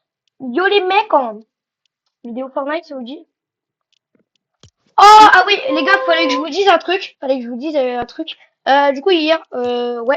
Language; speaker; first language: French; native; French